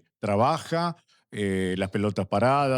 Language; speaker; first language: Spanish; native; Spanish